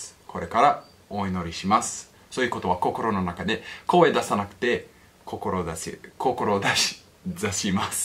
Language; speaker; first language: Japanese; non-native, fluent; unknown